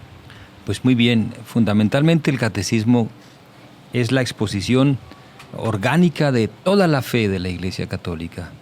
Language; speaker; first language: Spanish; native; Spanish